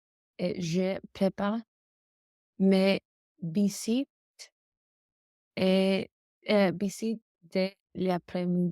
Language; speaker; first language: French; non-native, learner; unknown